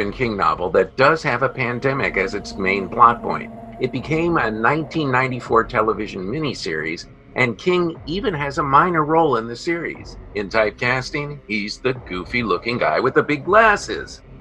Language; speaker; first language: English; native; English